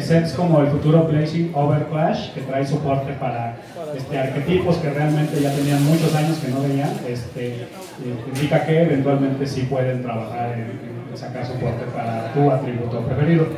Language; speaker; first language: Spanish; native; Spanish